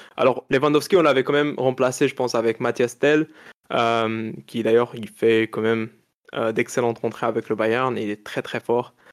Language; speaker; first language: French; non-native, local second language; Arabic